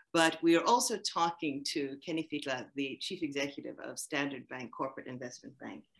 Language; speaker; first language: English; native; English